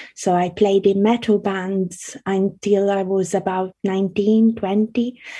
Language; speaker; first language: English; early bilingual, other home language; Italian